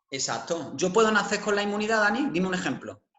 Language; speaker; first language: Spanish; native; Spanish